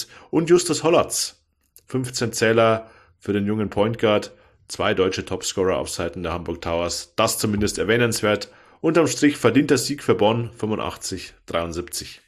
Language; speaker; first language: German; native; German